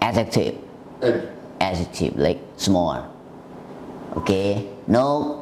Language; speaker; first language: English; non-native, learner; Thai